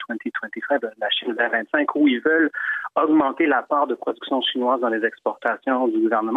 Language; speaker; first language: French; native; French